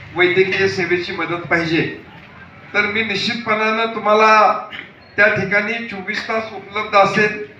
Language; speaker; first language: Marathi; native; Marathi